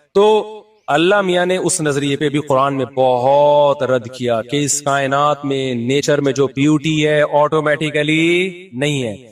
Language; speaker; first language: Urdu; native; Urdu